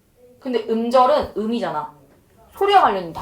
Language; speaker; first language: Korean; native; Korean